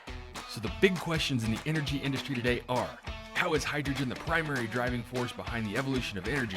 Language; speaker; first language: English; native; English